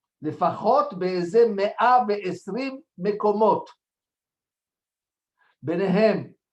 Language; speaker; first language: Hebrew; non-native, fluent; French